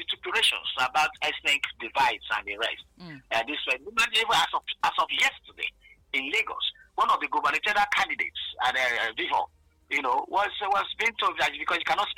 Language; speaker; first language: English; non-native, local second language; Igbo